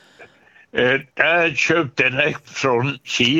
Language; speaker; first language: Swedish; native; Swedish